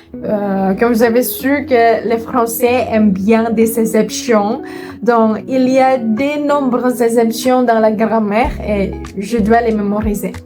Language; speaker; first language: French; non-native, learner; Indonesian